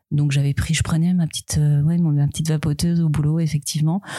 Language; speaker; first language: French; native; French